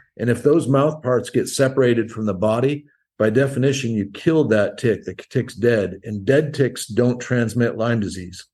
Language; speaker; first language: English; native; English